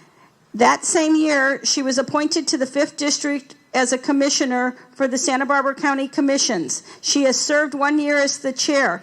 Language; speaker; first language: English; native; English